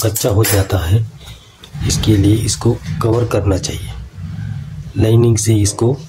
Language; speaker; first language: Hindi; non-native, local second language; Kannada